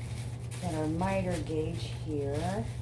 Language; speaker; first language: English; native; English